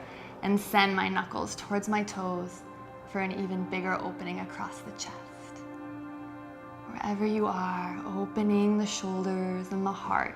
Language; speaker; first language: English; native; English